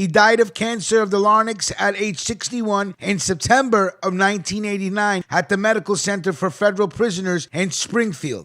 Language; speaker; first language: English; native; English